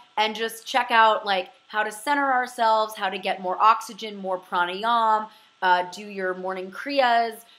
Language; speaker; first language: English; native; English